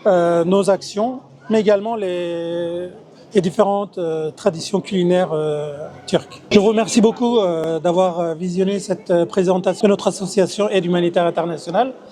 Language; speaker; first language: French; early bilingual, other home language; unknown